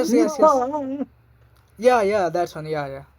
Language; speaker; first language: English; non-native, local second language; Nepali